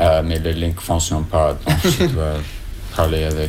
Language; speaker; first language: French; non-native, learner; English